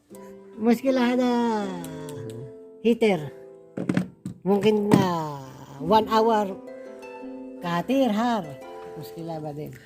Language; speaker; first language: Arabic; non-native, learner; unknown